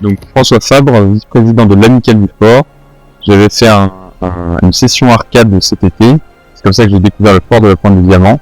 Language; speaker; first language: French; native; French